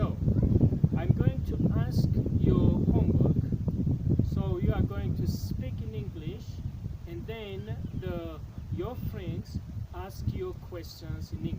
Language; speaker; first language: English; non-native, fluent; Tajik